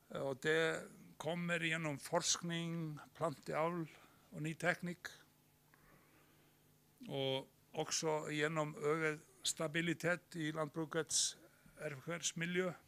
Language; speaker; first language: Swedish; non-native, fluent; Icelandic